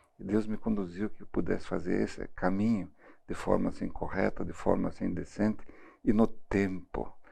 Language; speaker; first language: Portuguese; early bilingual, other home language; German